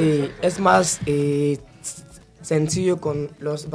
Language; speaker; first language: Spanish; non-native, fluent; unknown